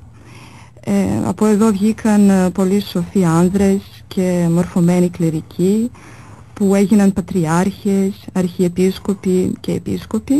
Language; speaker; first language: Greek; non-native, fluent; Serbian